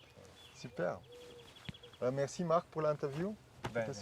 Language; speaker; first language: French; non-native, learner; German